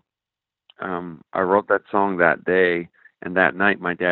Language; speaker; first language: English; native; English